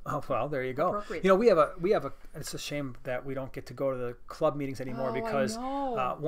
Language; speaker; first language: English; native; English